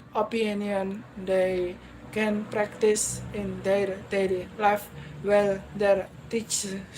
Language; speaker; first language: English; non-native, learner; Indonesian